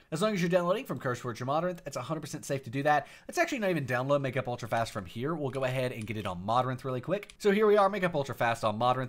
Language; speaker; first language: English; native; English